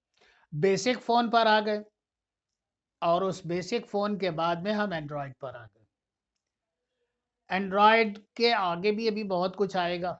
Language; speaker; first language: Urdu; native; Urdu